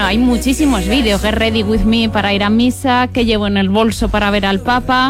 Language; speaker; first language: Spanish; native; Spanish